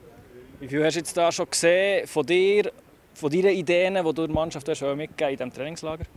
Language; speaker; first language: German; native; German